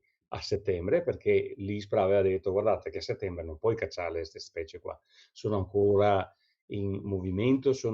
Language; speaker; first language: Italian; native; Italian